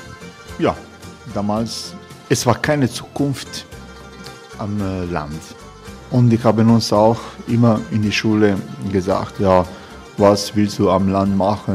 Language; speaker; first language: German; non-native, learner; Croatian